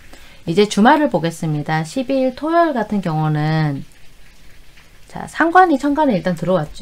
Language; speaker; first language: Korean; native; Korean